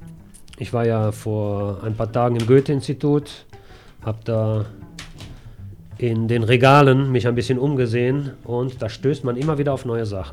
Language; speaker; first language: German; native; German